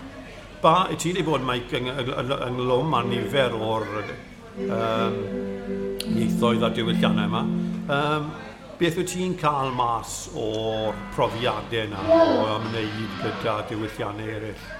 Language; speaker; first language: Welsh; native; Welsh